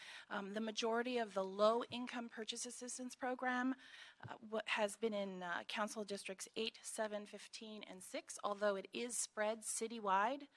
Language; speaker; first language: English; native; English